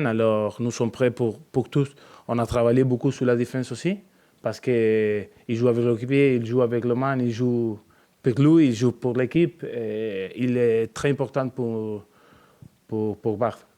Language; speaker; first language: French; non-native, learner; Spanish